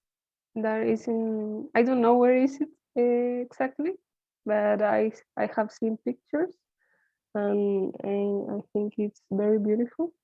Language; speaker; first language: English; non-native, learner; Spanish